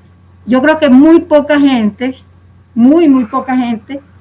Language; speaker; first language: Spanish; native; Spanish